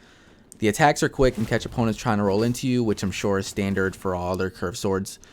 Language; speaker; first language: English; native; English